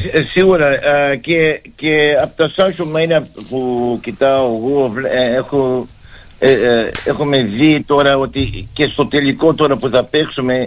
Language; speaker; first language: Greek; early bilingual, heritage; Greek